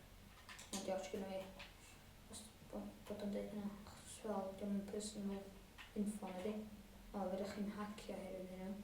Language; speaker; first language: Welsh; native; Welsh